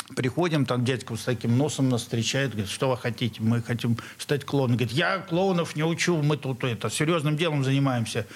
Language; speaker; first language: Russian; native; Russian